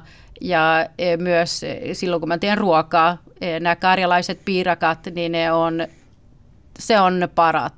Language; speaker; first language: Finnish; early bilingual, heritage; Swedish